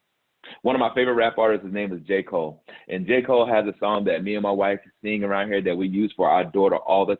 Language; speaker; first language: English; native; English